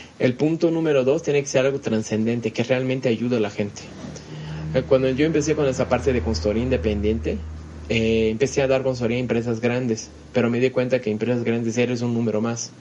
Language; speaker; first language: Spanish; non-native, fluent; Portuguese